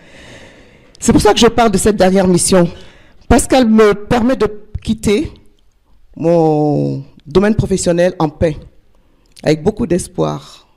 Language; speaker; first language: French; native; French